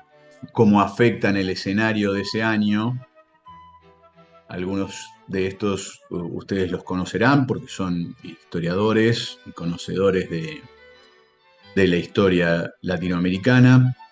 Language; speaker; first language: Spanish; native; Spanish